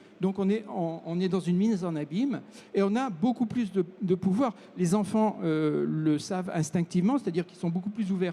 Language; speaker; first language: French; native; French